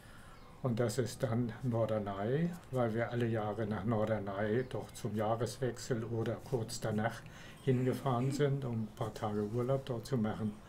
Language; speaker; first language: German; native; German